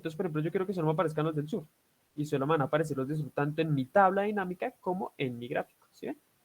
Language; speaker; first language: Spanish; native; Spanish